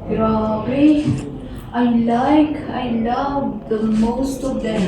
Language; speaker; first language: English; non-native, local second language; Filipino